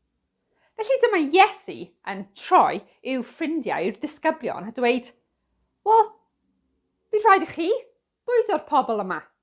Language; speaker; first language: Welsh; non-native, fluent; English